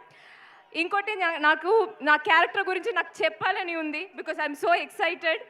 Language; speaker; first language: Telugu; non-native, fluent; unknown